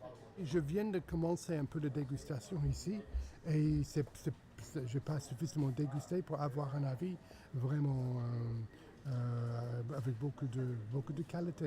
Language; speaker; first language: French; non-native, fluent; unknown